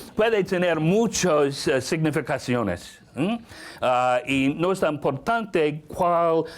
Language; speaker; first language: Spanish; non-native, learner; English